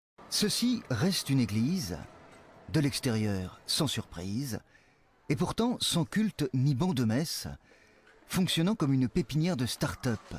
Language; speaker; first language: French; native; French